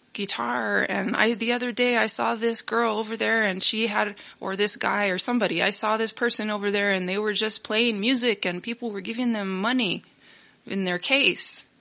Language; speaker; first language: English; native; English